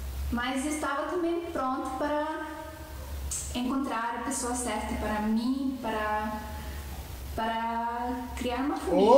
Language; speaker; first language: Portuguese; non-native, fluent; Estonian